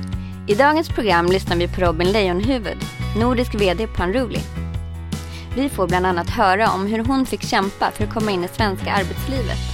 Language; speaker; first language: Swedish; native; Swedish